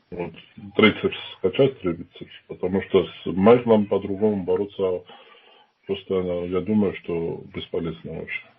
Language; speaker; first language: Russian; non-native, fluent; Georgian